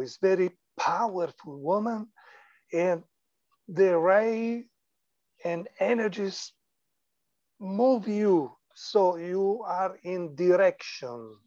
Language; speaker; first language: English; non-native, learner; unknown